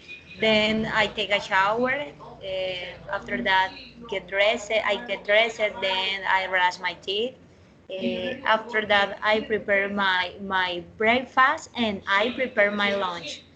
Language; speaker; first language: English; non-native, learner; Spanish